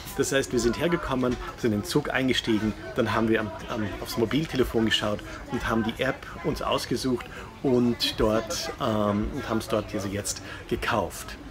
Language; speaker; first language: German; non-native, fluent; English